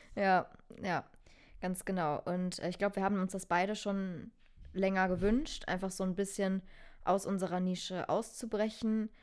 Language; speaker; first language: German; native; German